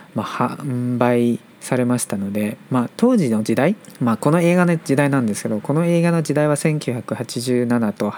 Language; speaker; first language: Japanese; non-native, fluent; Chinese